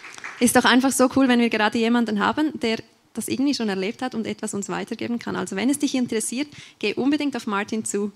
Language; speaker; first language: German; native; German